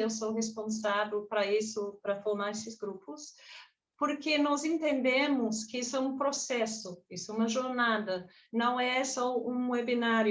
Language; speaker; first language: Portuguese; non-native, fluent; English